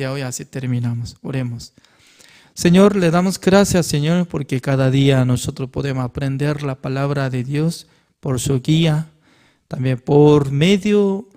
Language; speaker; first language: Spanish; non-native, fluent; Korean